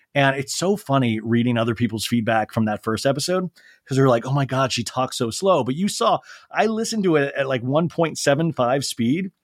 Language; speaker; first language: English; native; English